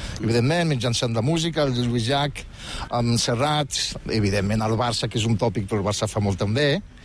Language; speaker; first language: Catalan; non-native, fluent; Riffian